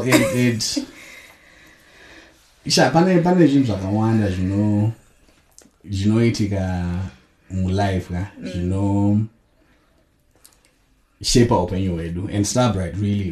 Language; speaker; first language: English; non-native, local second language; Shona